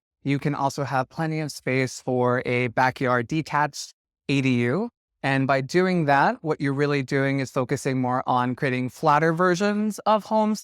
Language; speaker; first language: English; native; English